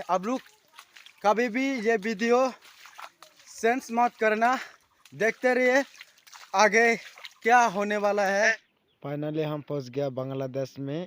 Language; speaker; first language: Hindi; non-native, local second language; Chakma